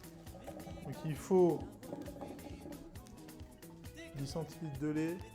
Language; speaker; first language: French; native; French